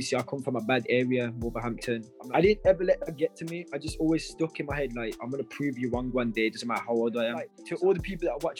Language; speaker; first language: English; native; English